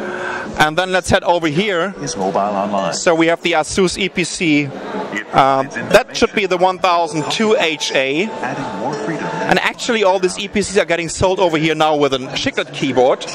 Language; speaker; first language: English; non-native, fluent; German